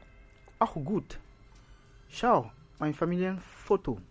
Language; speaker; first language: German; non-native, fluent; French